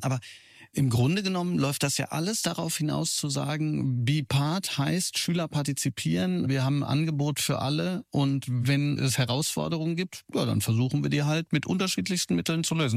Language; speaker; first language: German; native; German